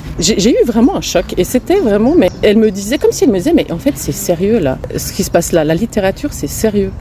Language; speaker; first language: French; non-native, local second language; Romanian